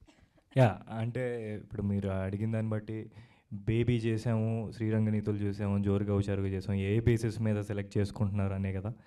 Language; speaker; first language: Telugu; native; Telugu